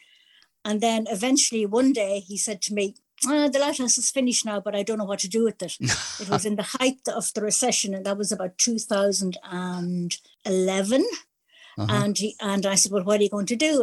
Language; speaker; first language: English; native; English